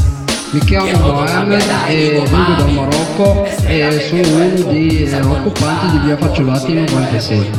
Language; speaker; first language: Italian; non-native, fluent; Arabic